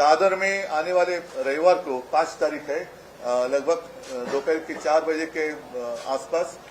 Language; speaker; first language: Hindi; non-native, local second language; Marathi